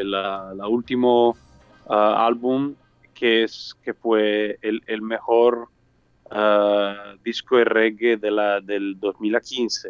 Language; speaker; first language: Spanish; non-native, learner; Italian